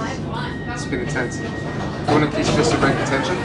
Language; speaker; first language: English; native; English